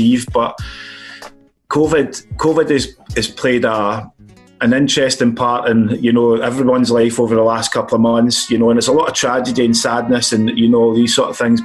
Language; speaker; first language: English; native; English